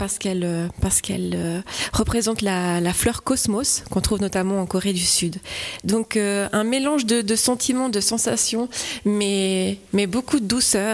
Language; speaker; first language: French; native; French